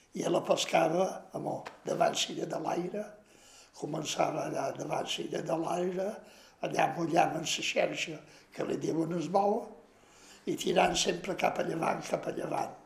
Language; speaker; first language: Catalan; native; Catalan